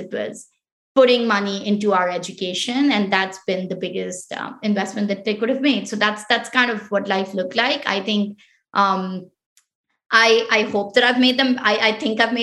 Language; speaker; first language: English; non-native, local second language; Pashto